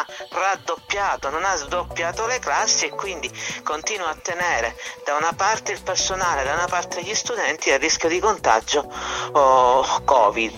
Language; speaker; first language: Italian; native; Italian